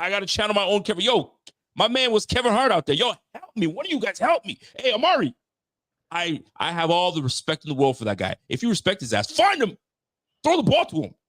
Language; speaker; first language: English; native; English